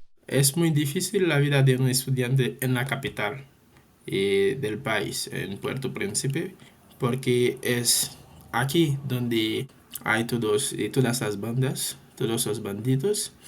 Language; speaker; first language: Spanish; non-native, fluent; French